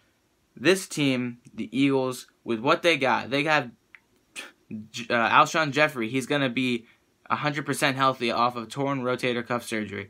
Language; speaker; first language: English; native; English